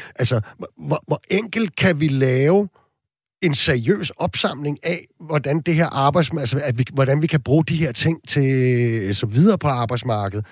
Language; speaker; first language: Danish; native; Danish